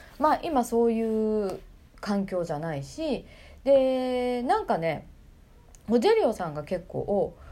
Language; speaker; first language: Japanese; native; Japanese